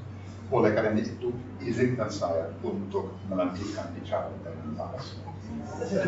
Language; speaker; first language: Indonesian; non-native, fluent; English